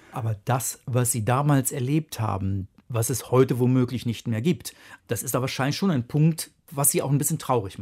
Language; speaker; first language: German; native; German